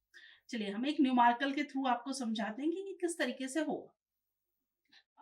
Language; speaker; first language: Hindi; native; Hindi